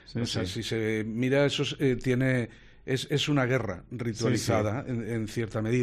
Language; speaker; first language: Spanish; native; Spanish